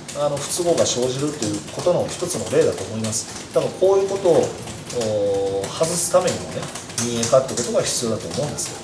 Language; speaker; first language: Japanese; native; Japanese